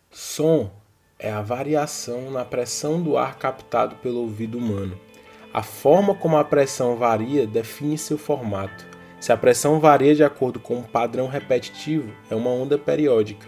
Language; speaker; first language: Portuguese; native; Portuguese